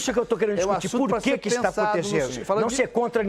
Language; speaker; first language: Portuguese; native; Portuguese